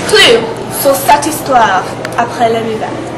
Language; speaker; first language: French; non-native, learner; English